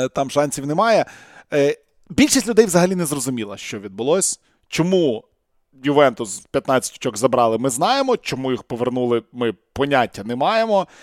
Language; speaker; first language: Ukrainian; non-native, local second language; Russian